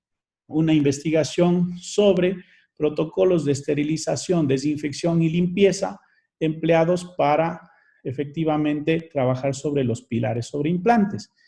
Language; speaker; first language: Spanish; native; Spanish